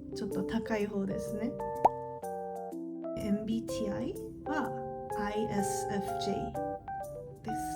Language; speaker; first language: Japanese; non-native, learner; English